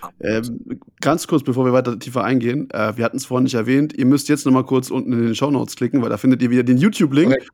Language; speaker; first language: German; native; German